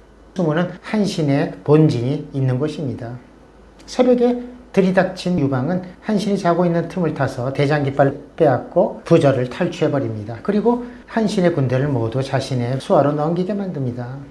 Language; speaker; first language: Korean; native; Korean